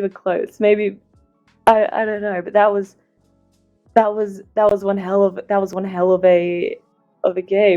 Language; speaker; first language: English; native; English